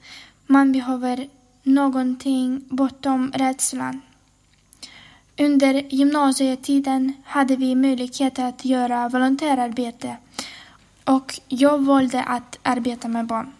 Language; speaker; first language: Swedish; non-native, fluent; Ukrainian